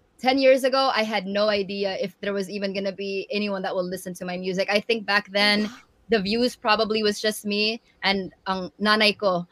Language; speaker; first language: English; early bilingual, other home language; Waray